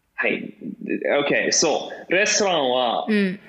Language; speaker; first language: Japanese; non-native, fluent; English